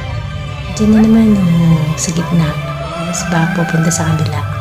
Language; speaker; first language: Filipino; non-native, local second language; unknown